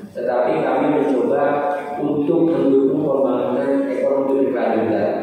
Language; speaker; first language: Indonesian; native; Indonesian